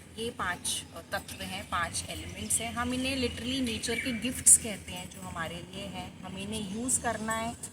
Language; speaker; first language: Hindi; native; Hindi